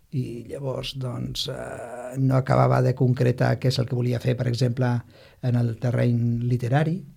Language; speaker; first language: Catalan; non-native, local second language; Spanish